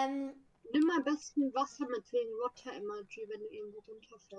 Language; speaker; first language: German; native; German